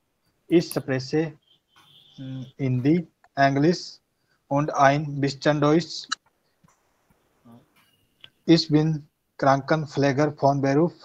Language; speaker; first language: German; non-native, learner; Hindi